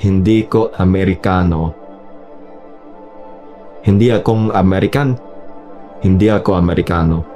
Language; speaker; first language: Filipino; non-native, learner; English